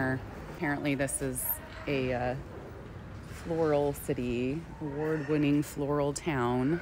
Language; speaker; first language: English; native; English